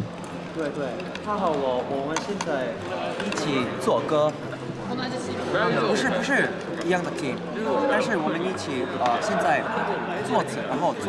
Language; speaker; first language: Chinese; non-native, learner; Japanese